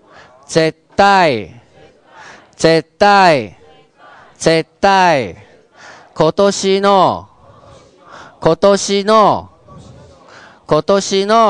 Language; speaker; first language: Japanese; non-native, fluent; Chinese